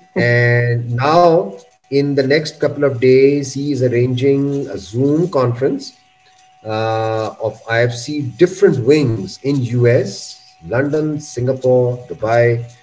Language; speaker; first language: English; non-native, local second language; Urdu